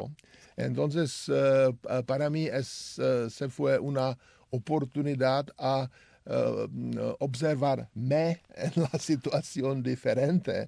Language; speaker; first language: Spanish; non-native, learner; Czech